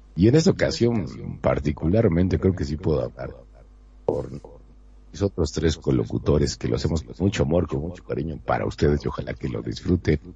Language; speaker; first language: Spanish; native; Spanish